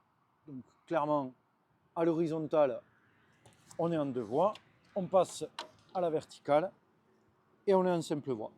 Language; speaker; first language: French; native; French